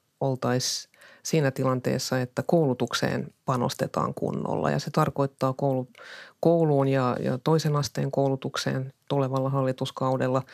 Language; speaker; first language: Finnish; non-native, local second language; Swedish